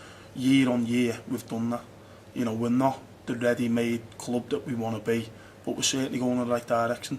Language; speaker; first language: English; native; English